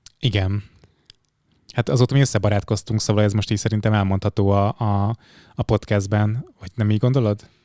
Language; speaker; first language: Hungarian; native; Hungarian